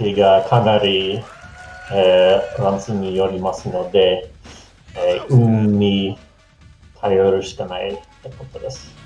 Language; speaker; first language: Japanese; non-native, fluent; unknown